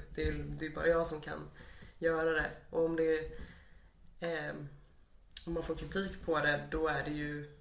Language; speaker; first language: Swedish; native; Swedish